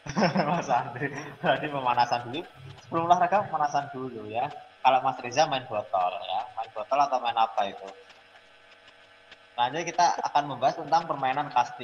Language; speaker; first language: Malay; non-native, local second language; Javanese